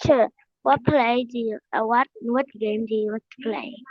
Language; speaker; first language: English; non-native, learner; Vietnamese